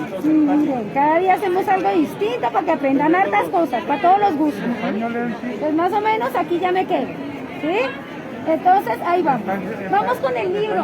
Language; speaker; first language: Spanish; native; Spanish